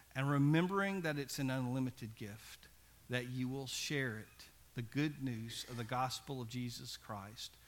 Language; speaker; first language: English; native; English